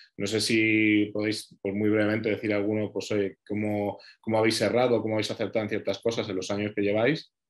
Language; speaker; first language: Spanish; native; Spanish